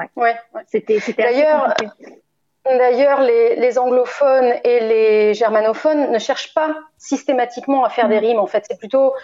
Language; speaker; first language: French; native; French